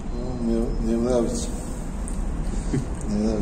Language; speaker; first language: Russian; non-native, fluent; Georgian